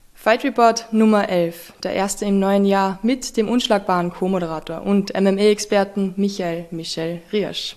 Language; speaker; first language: German; native; German